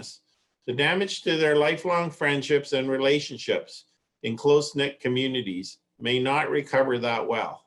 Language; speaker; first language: English; native; English